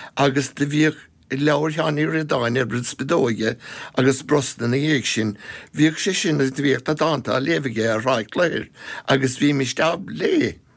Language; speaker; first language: Irish; non-native, local second language; English